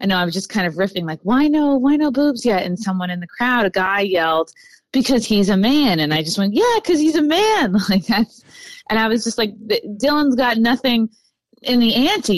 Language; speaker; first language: English; native; English